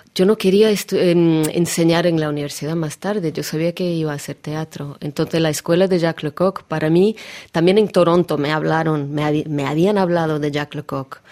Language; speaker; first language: Spanish; non-native, fluent; Russian